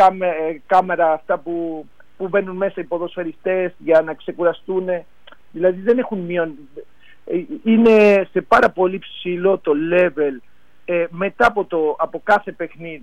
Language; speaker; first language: Greek; non-native, fluent; Spanish